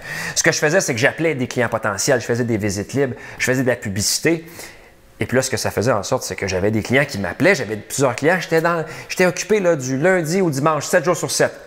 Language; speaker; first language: French; native; French